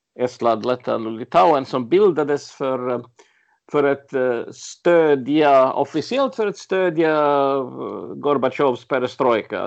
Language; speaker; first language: Swedish; early bilingual, other home language; Latvian